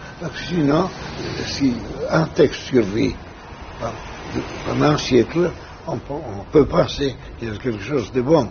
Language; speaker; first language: French; non-native, fluent; Spanish